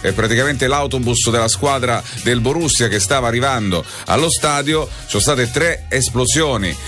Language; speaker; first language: Italian; native; Italian